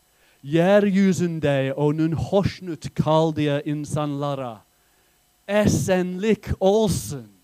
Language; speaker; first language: Turkish; non-native, fluent; English